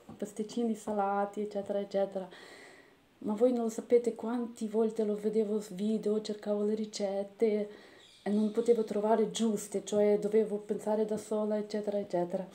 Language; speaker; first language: Italian; non-native, fluent; Ukrainian